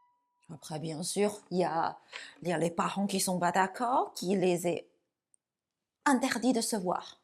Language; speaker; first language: French; non-native, fluent; Chinese